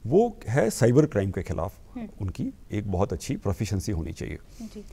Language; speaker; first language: Hindi; native; Hindi